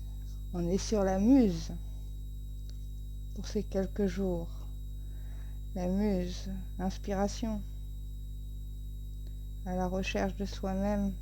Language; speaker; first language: French; native; French